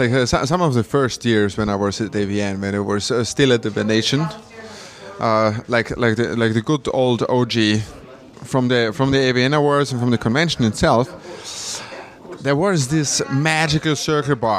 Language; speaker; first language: English; non-native, fluent; German